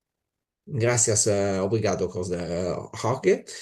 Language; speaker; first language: Spanish; non-native, learner; Italian